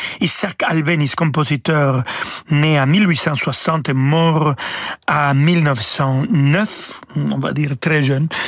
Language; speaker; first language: French; non-native, fluent; Spanish